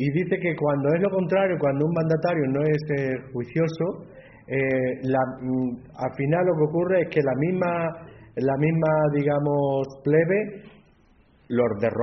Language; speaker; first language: Spanish; native; Spanish